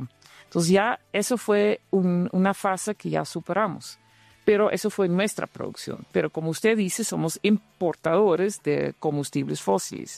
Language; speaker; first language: Spanish; non-native, fluent; Dutch